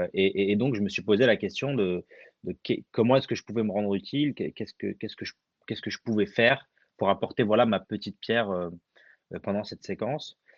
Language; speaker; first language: French; early bilingual, other home language; Arabic